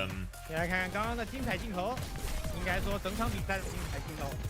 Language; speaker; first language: Chinese; native; Chinese